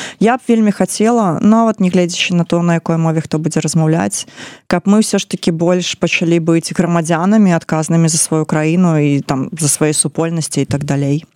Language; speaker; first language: Belarusian; non-native, local second language; Russian